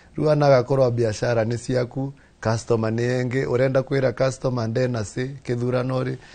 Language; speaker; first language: Kikuyu; non-native, local second language; Embu